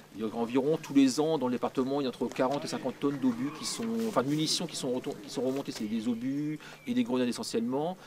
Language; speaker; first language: French; native; French